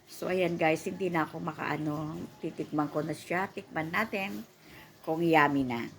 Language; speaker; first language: Filipino; non-native, local second language; Waray